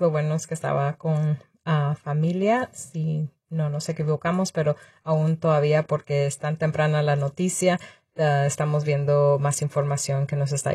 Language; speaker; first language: Spanish; early bilingual, heritage; Spanish